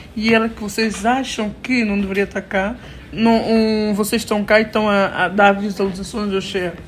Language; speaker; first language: Portuguese; native; Portuguese